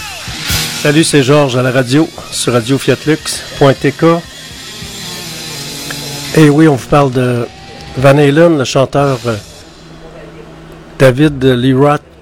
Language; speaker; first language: French; native; French